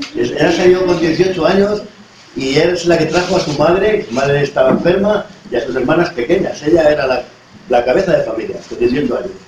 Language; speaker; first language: Spanish; native; Spanish